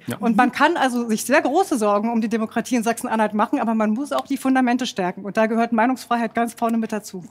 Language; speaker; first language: German; native; German